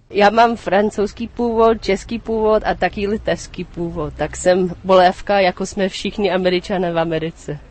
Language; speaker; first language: Czech; non-native, fluent; English